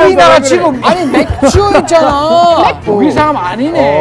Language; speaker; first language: Korean; non-native, fluent; German